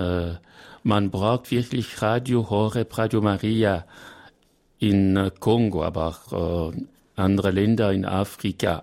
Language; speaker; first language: German; non-native, learner; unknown